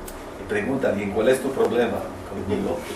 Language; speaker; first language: Spanish; non-native, learner; French